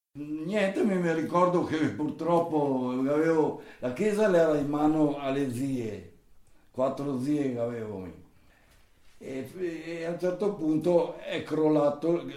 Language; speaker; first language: Italian; native; Italian